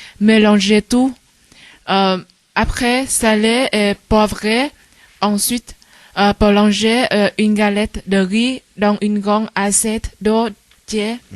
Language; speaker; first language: French; non-native, learner; Vietnamese